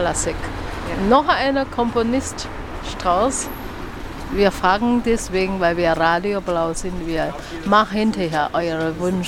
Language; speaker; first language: German; non-native, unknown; Chinese